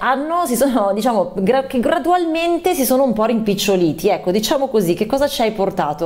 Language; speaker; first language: Italian; native; Italian